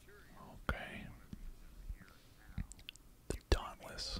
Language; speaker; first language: English; native; English